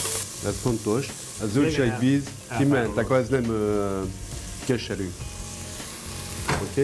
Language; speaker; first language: Hungarian; non-native, learner; French